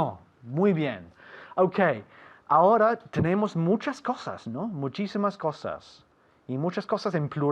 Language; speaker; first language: Spanish; non-native, fluent; English